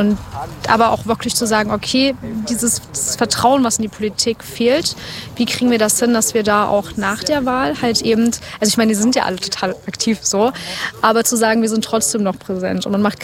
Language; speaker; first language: German; native; German